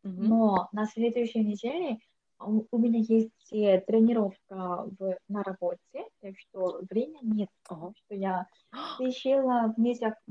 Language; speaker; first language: Russian; non-native, learner; Korean